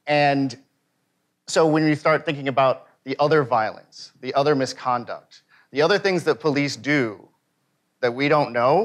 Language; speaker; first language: English; native; English